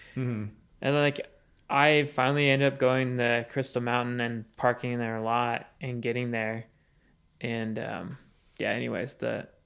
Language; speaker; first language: English; native; English